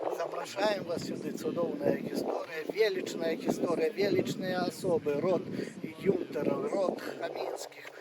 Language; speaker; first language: Belarusian; native; Belarusian